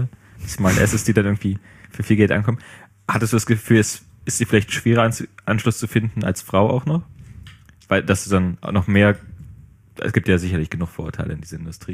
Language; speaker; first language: German; native; German